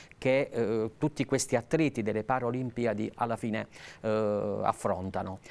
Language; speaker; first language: Italian; native; Italian